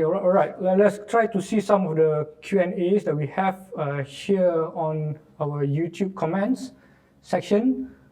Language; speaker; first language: English; non-native, local second language; Malay